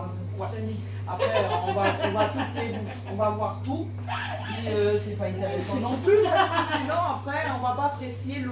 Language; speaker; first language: French; non-native, fluent; Portuguese